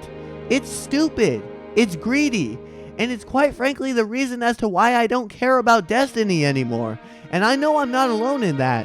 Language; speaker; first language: English; native; English